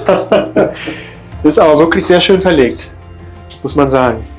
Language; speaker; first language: German; native; German